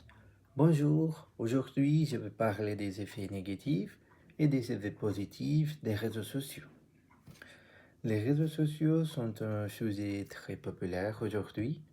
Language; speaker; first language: French; non-native, learner; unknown